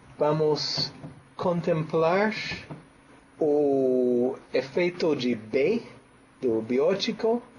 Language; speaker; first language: Portuguese; non-native, fluent; English